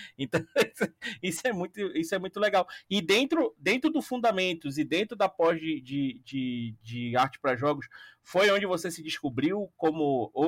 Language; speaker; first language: Portuguese; native; Portuguese